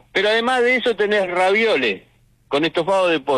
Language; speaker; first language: Spanish; native; Spanish